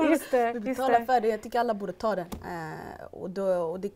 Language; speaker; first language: Swedish; early bilingual, other home language; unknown